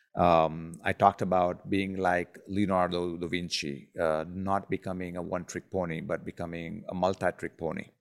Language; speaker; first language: English; non-native, local second language; Gujarati